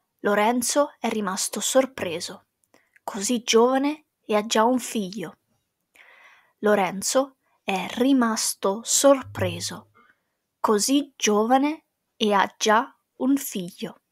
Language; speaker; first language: Italian; non-native, fluent; English